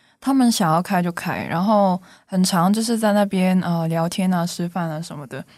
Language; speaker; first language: Chinese; non-native, local second language; Cantonese